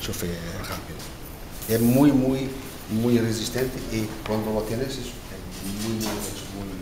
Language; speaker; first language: Spanish; non-native, learner; Portuguese